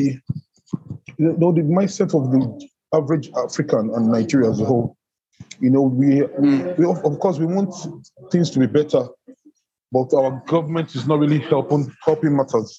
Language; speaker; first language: English; non-native, local second language; Yoruba